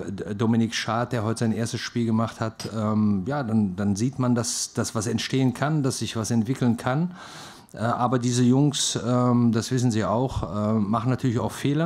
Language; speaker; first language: German; native; German